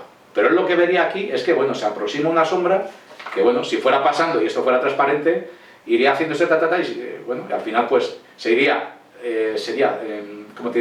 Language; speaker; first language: Spanish; native; Spanish